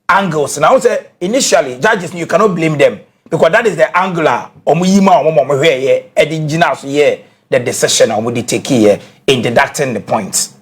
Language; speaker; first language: English; non-native, local second language; Akan